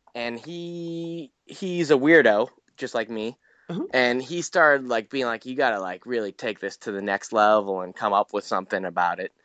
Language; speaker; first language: English; native; English